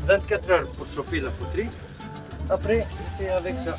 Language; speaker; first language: French; non-native, learner; Arabic